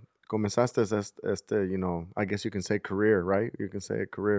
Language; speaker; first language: English; early bilingual, other home language; Spanish